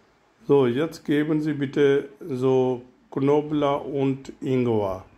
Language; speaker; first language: German; non-native, learner; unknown